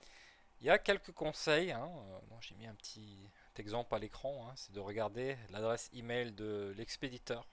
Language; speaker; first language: French; native; French